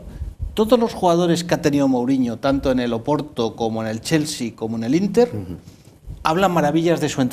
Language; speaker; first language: Spanish; native; Spanish